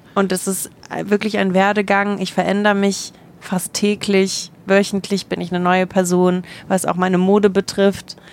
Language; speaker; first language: German; native; German